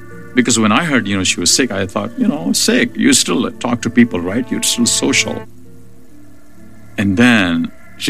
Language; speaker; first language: English; non-native, local second language; Urdu